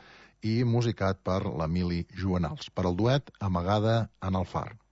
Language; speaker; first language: Catalan; native; Catalan